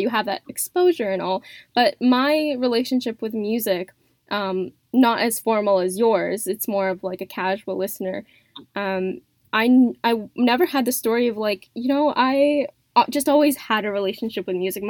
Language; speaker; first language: English; native; English